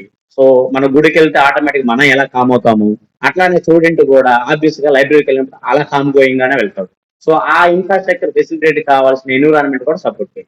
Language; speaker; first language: Telugu; native; Telugu